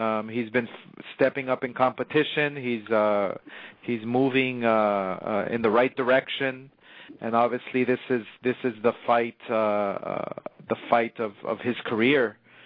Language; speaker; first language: English; early bilingual, other home language; Spanish